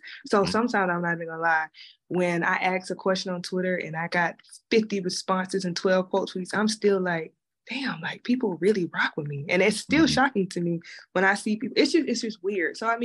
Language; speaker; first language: English; native; English